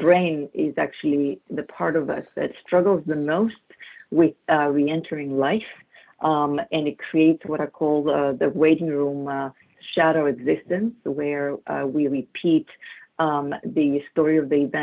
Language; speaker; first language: English; non-native, fluent; Greek